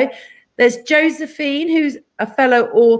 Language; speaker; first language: English; native; English